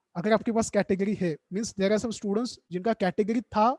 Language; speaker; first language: Hindi; non-native, local second language; Marathi